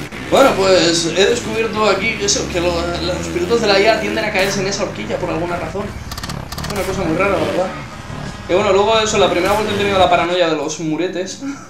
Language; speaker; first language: Spanish; native; Spanish